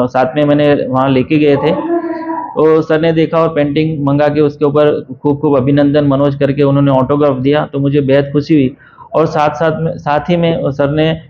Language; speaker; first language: Hindi; non-native, local second language; Marathi